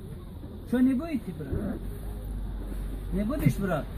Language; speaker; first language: Russian; non-native, learner; Tajik